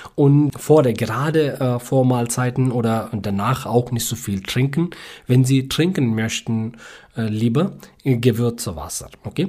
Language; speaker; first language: German; non-native, learner; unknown